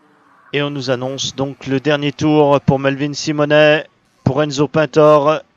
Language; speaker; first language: French; native; French